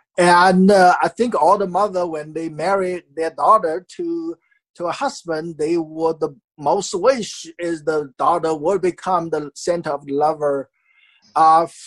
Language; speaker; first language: English; non-native, fluent; Chinese